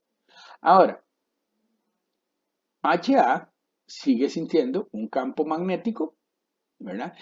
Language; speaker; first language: Spanish; native; Spanish